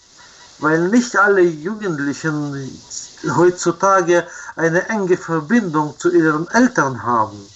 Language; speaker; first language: German; non-native, fluent; Ukrainian